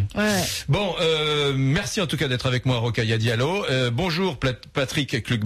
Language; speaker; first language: French; native; French